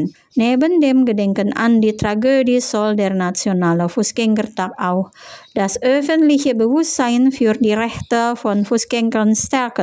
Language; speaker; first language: German; non-native, fluent; Indonesian